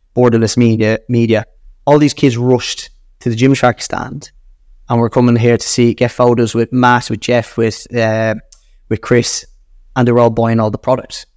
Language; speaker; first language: English; native; English